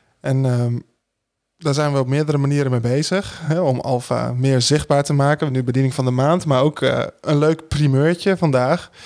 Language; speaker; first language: Dutch; native; Dutch